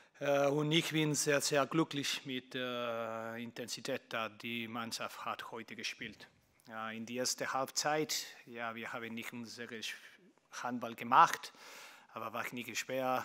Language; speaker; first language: German; non-native, learner; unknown